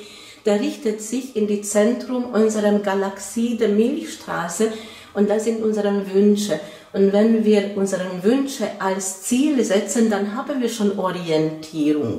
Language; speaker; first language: German; non-native, fluent; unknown